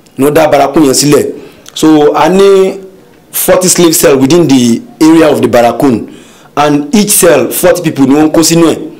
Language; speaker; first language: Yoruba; non-native, local second language; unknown